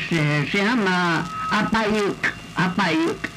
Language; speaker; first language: Spanish; non-native, local second language; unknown